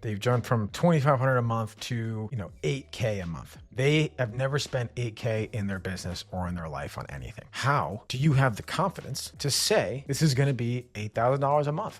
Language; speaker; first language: English; native; English